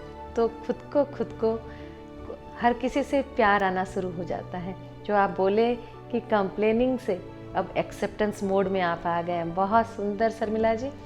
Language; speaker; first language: Hindi; native; Hindi